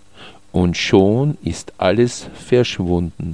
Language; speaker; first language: German; native; German